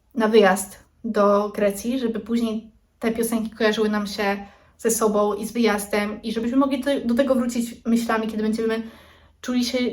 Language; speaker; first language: Polish; native; Polish